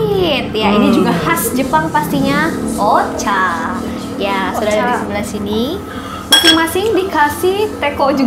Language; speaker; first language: Indonesian; native; Indonesian